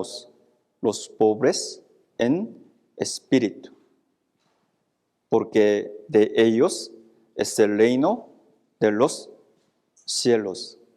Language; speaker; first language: Spanish; non-native, fluent; Korean